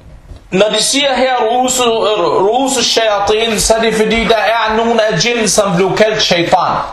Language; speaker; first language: Danish; early bilingual, other home language; Arabic